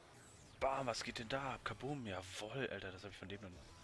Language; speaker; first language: German; native; German